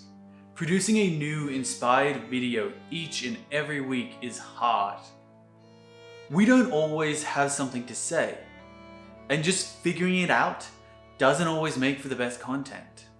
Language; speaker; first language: English; native; English